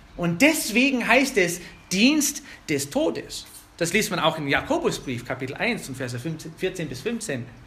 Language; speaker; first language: German; non-native, fluent; English